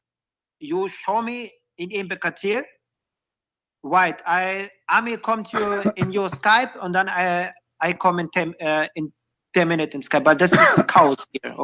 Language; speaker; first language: English; non-native, learner; German